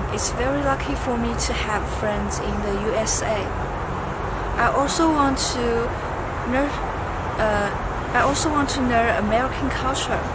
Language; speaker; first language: English; non-native, fluent; Chinese